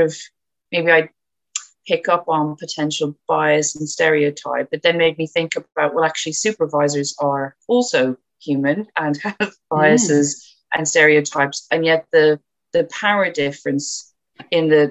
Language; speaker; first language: English; native; English